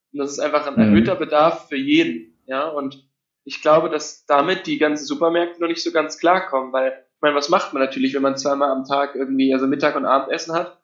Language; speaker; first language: German; native; German